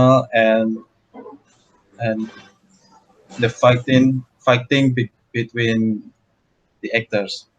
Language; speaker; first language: English; non-native, learner; Indonesian